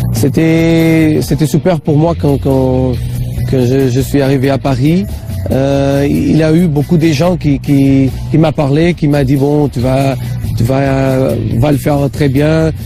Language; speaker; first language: French; non-native, fluent; Portuguese